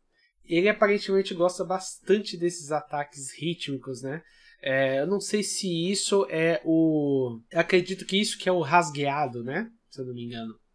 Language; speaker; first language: Portuguese; native; Portuguese